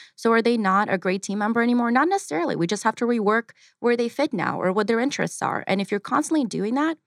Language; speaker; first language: English; early bilingual, other home language; Ukrainian